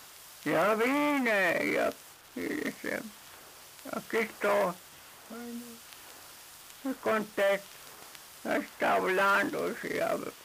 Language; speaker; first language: Spanish; non-native, local second language; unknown